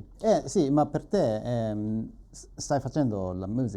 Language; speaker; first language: Italian; non-native, learner; Japanese